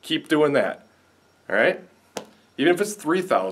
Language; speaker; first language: English; native; English